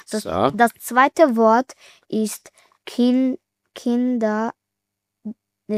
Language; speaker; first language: German; early bilingual, other home language; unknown